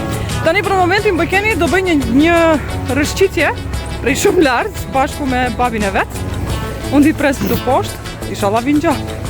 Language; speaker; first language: Albanian; native; Albanian